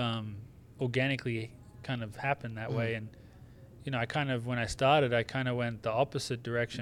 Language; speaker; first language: English; native; English